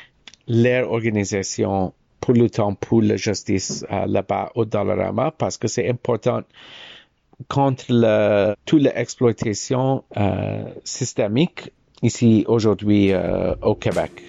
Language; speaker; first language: French; non-native, learner; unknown